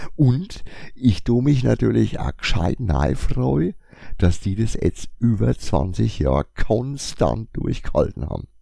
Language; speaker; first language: German; native; German